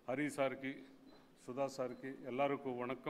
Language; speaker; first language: Tamil; non-native, learner; Telugu